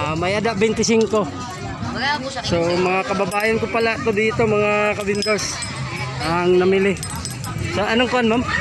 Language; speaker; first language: Filipino; non-native, local second language; Waray